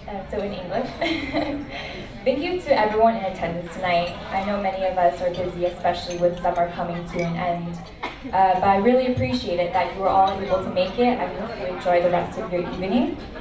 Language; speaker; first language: English; early bilingual, other home language; Vietnamese